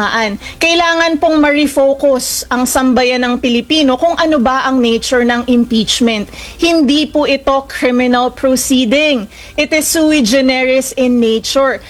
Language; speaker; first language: Filipino; native; Filipino